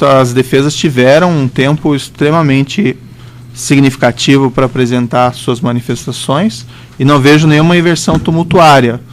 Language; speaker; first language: Portuguese; native; Portuguese